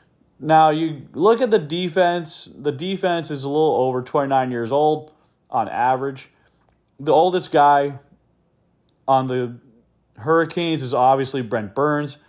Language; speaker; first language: English; native; English